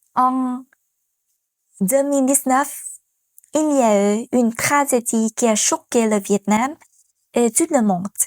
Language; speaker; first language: French; non-native, fluent; Vietnamese